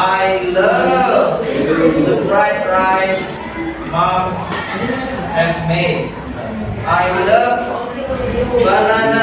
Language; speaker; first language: English; non-native, local second language; Javanese